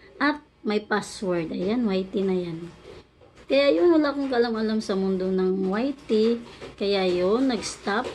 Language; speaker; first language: Filipino; native; Filipino